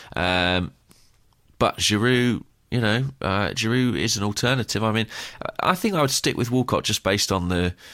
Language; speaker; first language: English; native; English